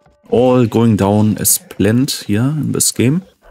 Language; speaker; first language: English; non-native, fluent; German